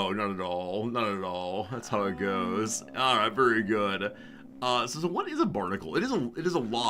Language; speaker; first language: English; native; English